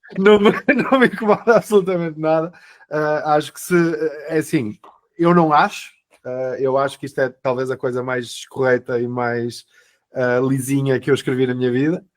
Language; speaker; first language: Portuguese; native; Portuguese